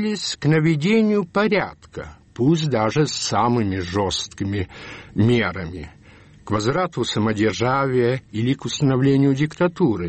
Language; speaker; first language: Russian; early bilingual, heritage; Russian